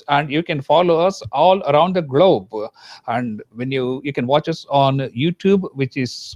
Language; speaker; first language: English; non-native, local second language; Kannada